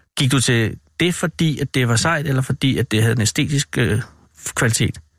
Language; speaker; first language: Danish; native; Danish